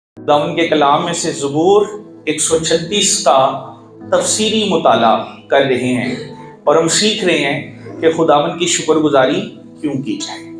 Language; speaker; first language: Urdu; non-native, local second language; Punjabi